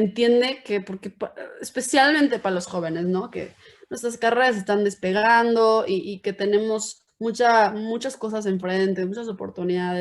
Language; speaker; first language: Spanish; early bilingual, heritage; Spanish